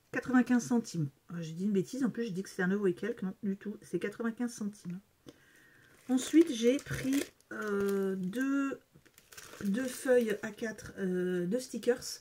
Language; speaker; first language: French; native; French